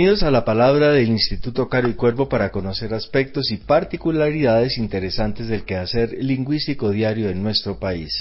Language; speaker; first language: Spanish; native; Spanish